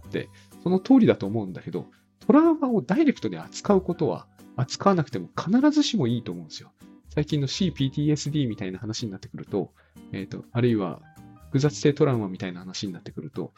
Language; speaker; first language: Japanese; native; Japanese